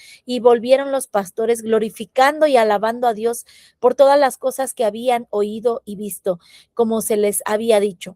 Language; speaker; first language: Spanish; native; Spanish